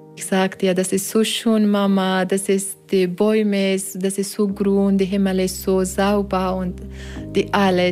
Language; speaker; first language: German; non-native, learner; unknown